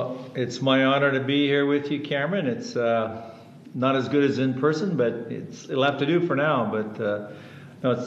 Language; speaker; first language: English; early bilingual, other home language; German